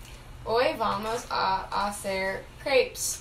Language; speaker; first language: Spanish; non-native, learner; English